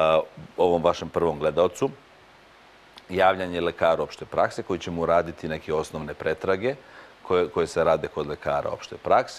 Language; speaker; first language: Croatian; native; Croatian